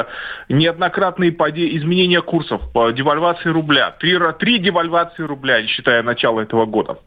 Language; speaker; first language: Russian; native; Russian